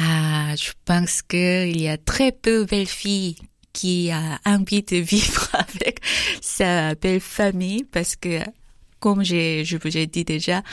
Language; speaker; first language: French; non-native, fluent; Korean